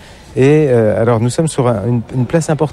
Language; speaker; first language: French; native; French